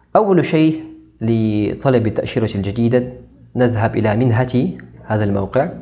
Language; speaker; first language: Arabic; non-native, fluent; Kazakh